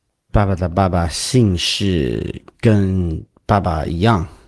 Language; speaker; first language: Chinese; non-native, learner; English